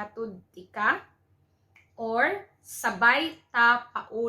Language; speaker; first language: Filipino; non-native, local second language; Cebuano